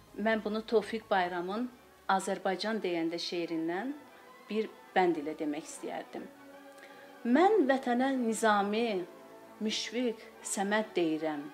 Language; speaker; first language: Azerbaijani; native; Azerbaijani